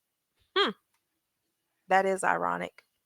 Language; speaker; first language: English; native; English